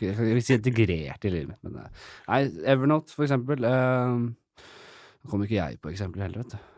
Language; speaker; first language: Norwegian; native; Norwegian